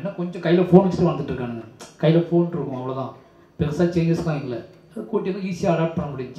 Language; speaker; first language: Tamil; native; Tamil